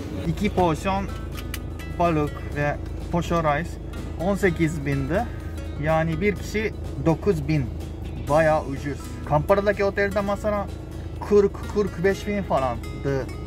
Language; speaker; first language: Turkish; non-native, fluent; Japanese